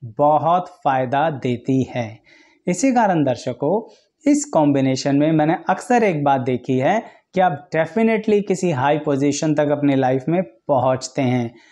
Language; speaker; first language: Hindi; native; Hindi